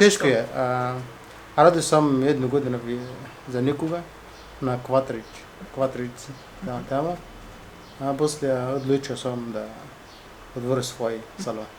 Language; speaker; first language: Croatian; non-native, learner; Arabic